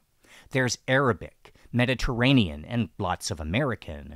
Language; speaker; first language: English; native; English